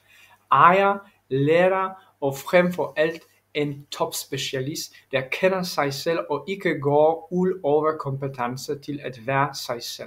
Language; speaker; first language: Danish; non-native, learner; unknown